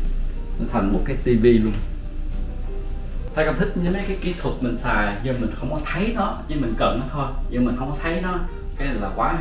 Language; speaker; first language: Vietnamese; native; Vietnamese